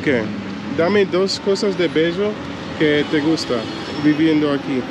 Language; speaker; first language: Spanish; non-native, learner; English